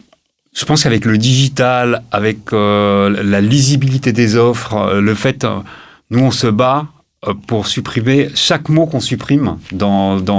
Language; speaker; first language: French; native; French